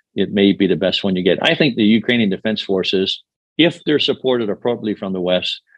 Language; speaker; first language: English; native; English